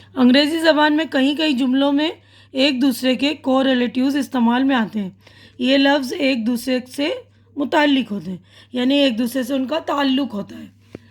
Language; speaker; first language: Urdu; native; Urdu